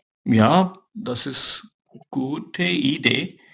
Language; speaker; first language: German; non-native, learner; Urdu